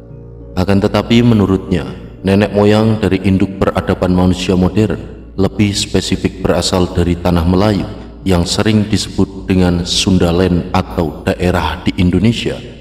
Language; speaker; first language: Indonesian; native; Indonesian